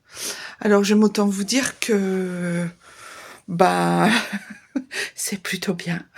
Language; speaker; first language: French; native; French